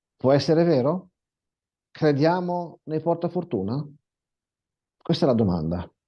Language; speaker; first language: Italian; non-native, fluent; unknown